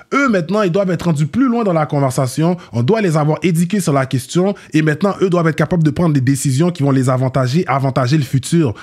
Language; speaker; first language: French; early bilingual, other home language; Haitian Creole